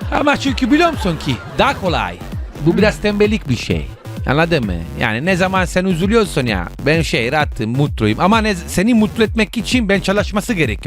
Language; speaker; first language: Turkish; non-native, learner; Italian